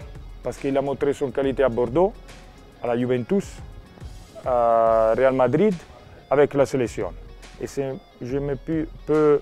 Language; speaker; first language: French; non-native, learner; Italian